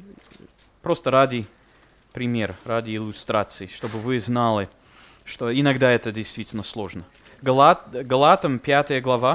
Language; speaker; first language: Russian; non-native, fluent; English